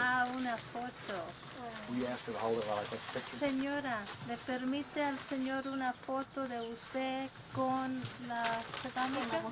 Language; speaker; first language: Spanish; non-native, fluent; English